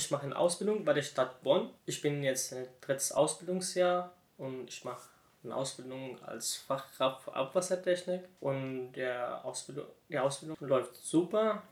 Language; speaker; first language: German; non-native, learner; Arabic